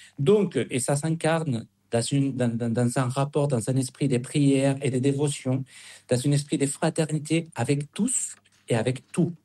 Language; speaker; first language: French; non-native, fluent; Spanish